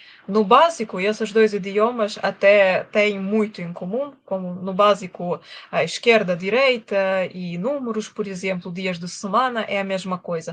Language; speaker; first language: Portuguese; non-native, fluent; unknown